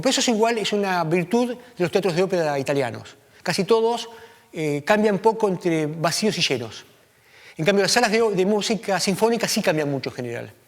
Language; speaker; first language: Spanish; native; Spanish